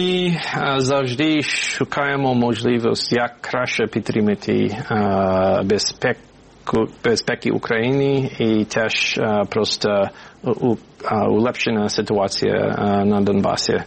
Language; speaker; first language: Ukrainian; non-native, learner; English